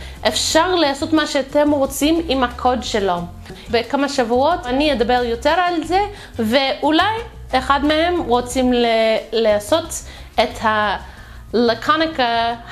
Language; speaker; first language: Hebrew; non-native, fluent; English